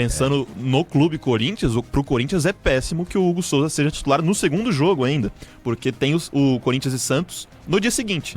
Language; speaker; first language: Portuguese; native; Portuguese